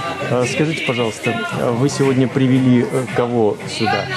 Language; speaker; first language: Russian; native; Russian